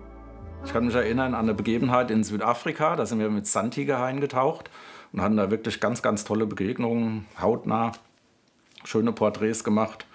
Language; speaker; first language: German; native; German